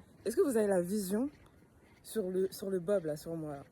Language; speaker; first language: French; native; French